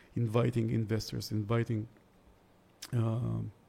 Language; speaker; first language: English; early bilingual, other home language; Russian